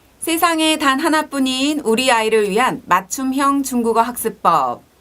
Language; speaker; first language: Korean; native; Korean